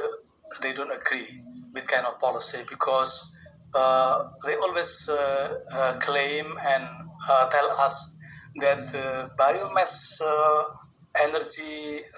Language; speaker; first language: English; non-native, learner; Indonesian